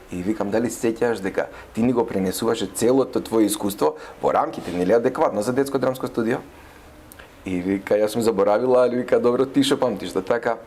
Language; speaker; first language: Macedonian; native; Macedonian